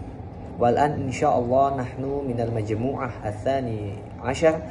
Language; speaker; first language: Arabic; non-native, learner; Indonesian